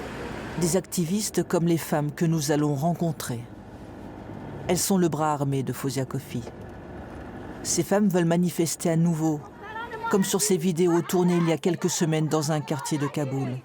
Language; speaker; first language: French; native; French